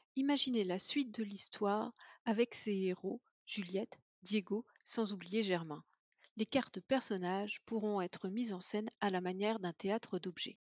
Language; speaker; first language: French; native; French